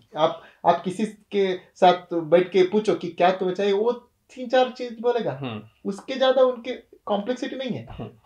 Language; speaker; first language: Hindi; non-native, local second language; Kannada